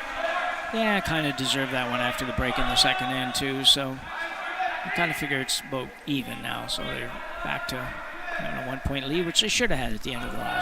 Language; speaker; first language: English; native; English